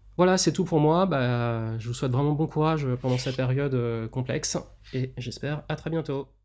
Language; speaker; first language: French; native; French